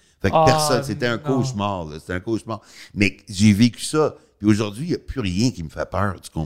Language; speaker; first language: French; native; French